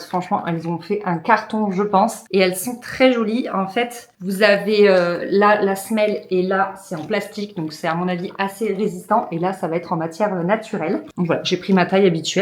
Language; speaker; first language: French; native; French